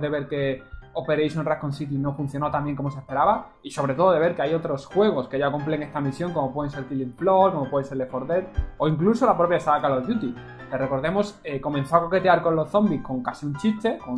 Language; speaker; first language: Spanish; native; Spanish